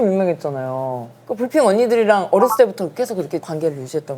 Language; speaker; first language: Korean; native; Korean